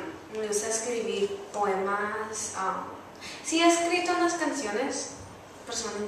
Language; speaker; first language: Spanish; early bilingual, heritage; Spanish